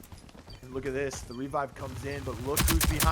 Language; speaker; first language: English; native; English